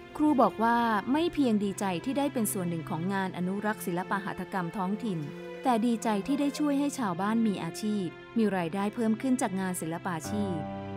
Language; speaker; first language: Thai; native; Thai